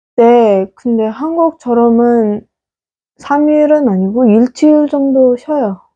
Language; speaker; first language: Korean; non-native, fluent; Kazakh